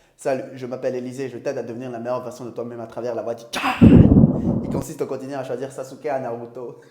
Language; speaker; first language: French; non-native, local second language; Ewe